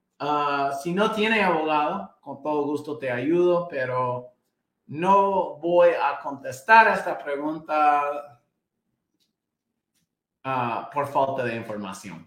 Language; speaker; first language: Spanish; non-native, fluent; English